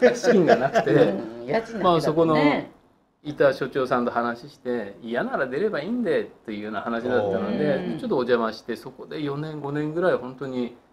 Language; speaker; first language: Japanese; native; Japanese